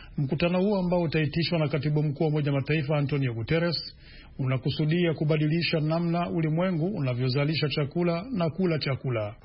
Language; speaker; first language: Swahili; non-native, local second language; Rundi